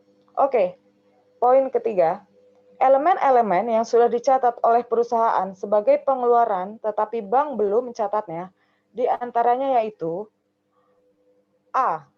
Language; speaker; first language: Indonesian; native; Indonesian